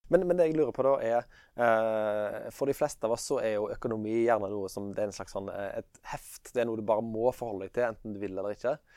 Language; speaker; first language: Norwegian; native; Norwegian